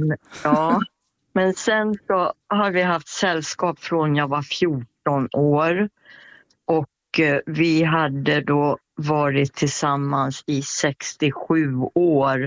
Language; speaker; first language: Swedish; native; Swedish